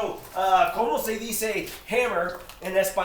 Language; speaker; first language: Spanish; non-native, fluent; English